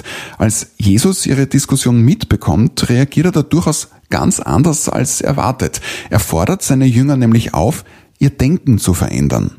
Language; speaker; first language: German; native; German